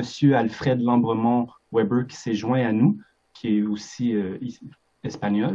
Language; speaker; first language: French; native; French